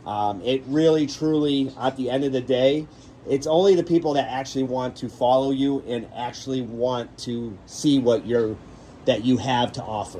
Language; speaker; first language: English; native; English